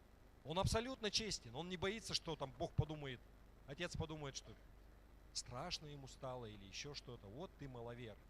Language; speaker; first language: Russian; native; Russian